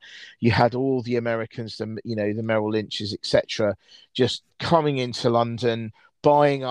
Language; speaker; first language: English; native; English